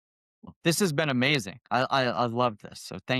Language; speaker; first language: English; native; English